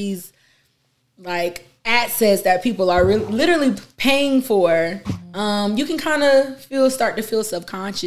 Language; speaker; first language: English; native; English